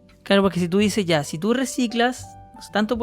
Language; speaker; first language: Spanish; native; Spanish